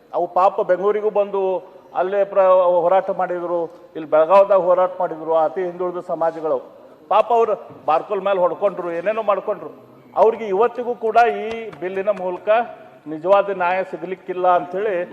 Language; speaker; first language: Kannada; native; Kannada